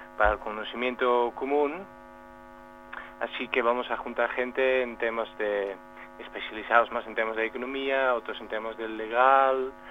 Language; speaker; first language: Spanish; non-native, fluent; Dutch